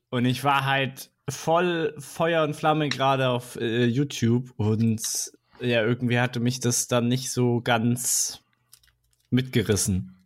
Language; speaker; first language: German; native; German